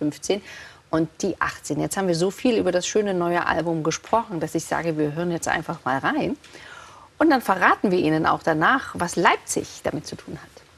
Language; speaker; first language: German; native; German